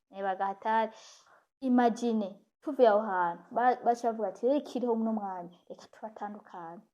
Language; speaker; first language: Rundi; non-native, local second language; Swahili